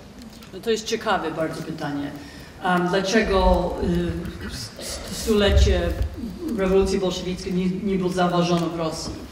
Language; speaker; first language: Polish; non-native, fluent; English